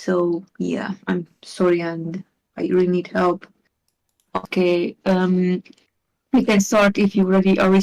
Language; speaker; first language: English; non-native, learner; Hungarian